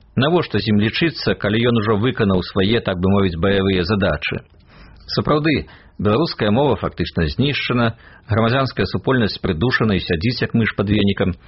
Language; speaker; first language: Belarusian; native; Belarusian